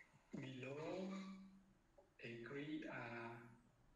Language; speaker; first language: French; non-native, learner; Khmer